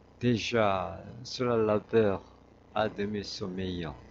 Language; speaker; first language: French; non-native, fluent; Korean